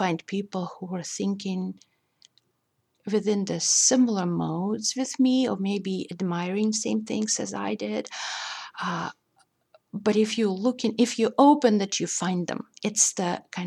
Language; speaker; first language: English; non-native, fluent; Russian